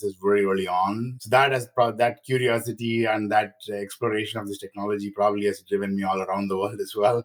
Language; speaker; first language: English; non-native, local second language; Tamil